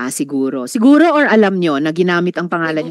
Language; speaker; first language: Filipino; native; Filipino